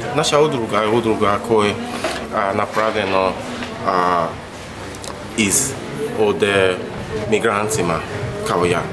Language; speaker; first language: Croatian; non-native, learner; Yoruba